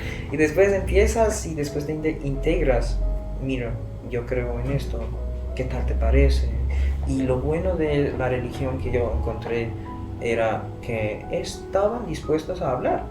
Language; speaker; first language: Spanish; non-native, fluent; Persian